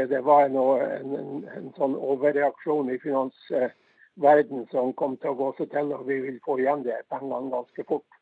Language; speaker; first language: Norwegian; native; Norwegian